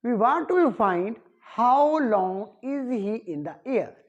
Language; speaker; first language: English; non-native, local second language; Punjabi